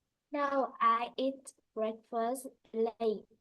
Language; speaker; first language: English; non-native, learner; Vietnamese